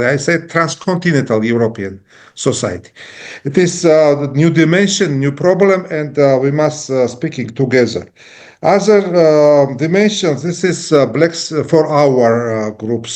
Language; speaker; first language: English; non-native, learner; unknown